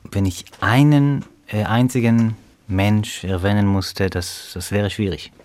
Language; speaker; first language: German; non-native, fluent; Hebrew